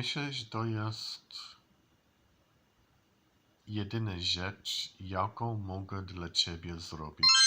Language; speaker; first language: Polish; non-native, learner; English